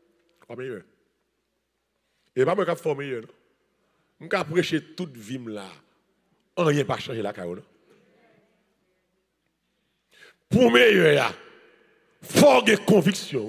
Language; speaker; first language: French; non-native, learner; Haitian Creole